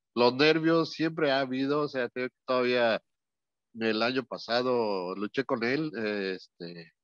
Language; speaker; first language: Spanish; native; Spanish